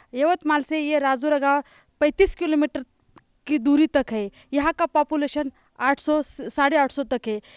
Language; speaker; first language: Hindi; non-native, local second language; Marathi